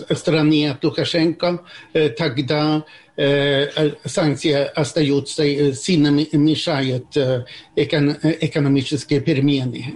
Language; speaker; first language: Russian; non-native, fluent; Swedish